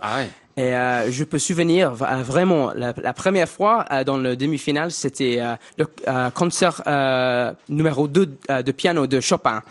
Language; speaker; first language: French; non-native, fluent; English